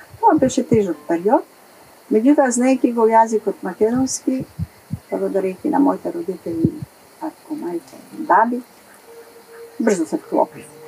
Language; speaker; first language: Macedonian; early bilingual, heritage; Macedonian